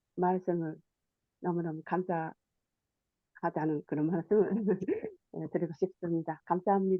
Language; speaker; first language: Korean; non-native, fluent; Japanese